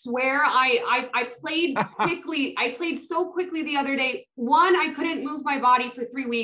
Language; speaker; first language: English; non-native, fluent; Polish